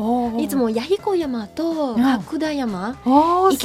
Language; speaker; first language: Japanese; non-native, learner; English